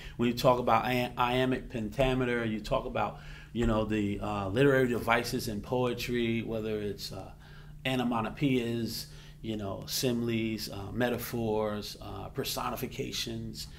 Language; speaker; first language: English; native; English